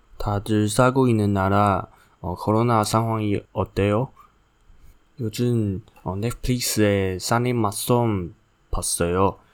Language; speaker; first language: Korean; non-native, learner; Chinese